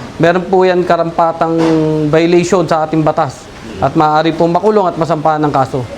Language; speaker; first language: Filipino; native; Filipino